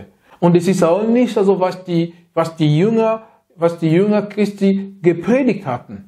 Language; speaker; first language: German; non-native, fluent; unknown